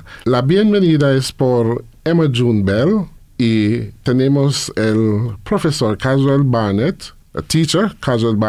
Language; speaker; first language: Spanish; non-native, fluent; English